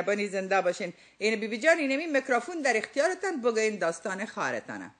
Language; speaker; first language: Persian; native; Persian